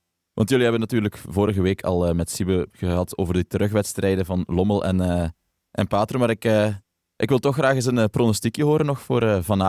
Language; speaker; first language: Dutch; native; Dutch